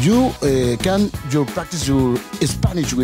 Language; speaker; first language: English; non-native, learner; Spanish